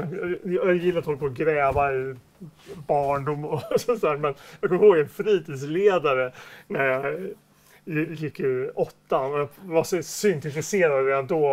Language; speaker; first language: Swedish; native; Swedish